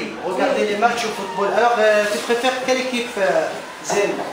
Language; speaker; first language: French; non-native, fluent; Arabic